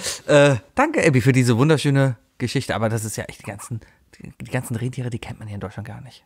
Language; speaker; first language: German; native; German